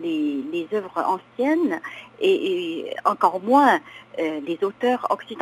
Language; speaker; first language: French; non-native, fluent; Chinese